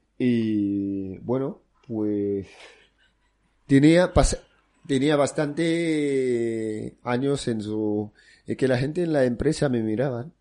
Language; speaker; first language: Spanish; non-native, fluent; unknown